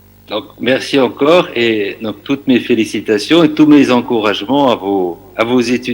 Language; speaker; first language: French; native; French